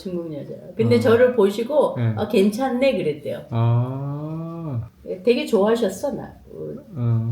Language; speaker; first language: Korean; non-native, fluent; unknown